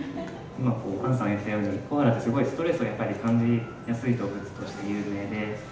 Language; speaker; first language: Japanese; native; Japanese